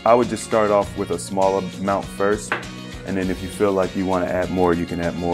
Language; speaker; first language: English; native; English